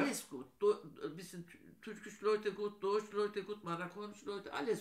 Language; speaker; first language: German; non-native, learner; Turkish